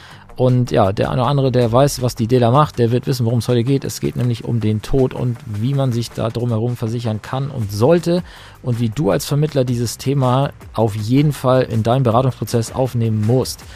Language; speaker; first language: German; native; German